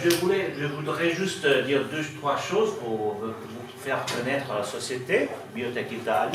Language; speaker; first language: French; non-native, fluent; Italian